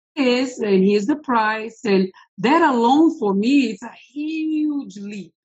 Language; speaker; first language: English; non-native, fluent; Portuguese